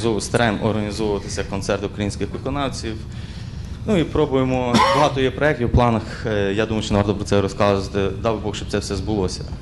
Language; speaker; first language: Ukrainian; native; Ukrainian